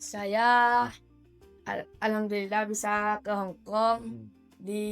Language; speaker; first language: Indonesian; non-native, local second language; Madurese